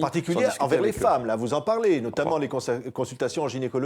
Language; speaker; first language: French; native; French